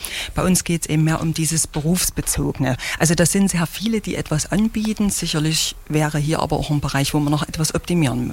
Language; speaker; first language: German; native; German